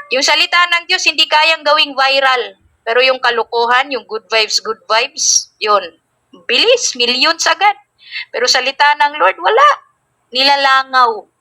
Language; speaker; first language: Filipino; native; Filipino